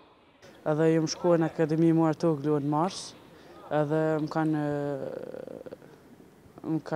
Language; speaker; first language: Albanian; early bilingual, heritage; Albanian